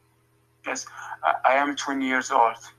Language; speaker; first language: English; non-native, learner; Arabic